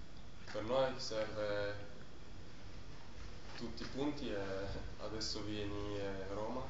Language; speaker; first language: Italian; non-native, learner; German